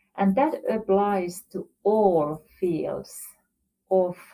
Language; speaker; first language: English; non-native, fluent; Finnish